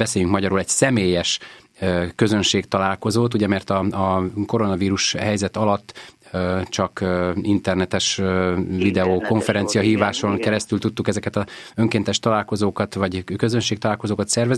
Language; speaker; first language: Hungarian; native; Hungarian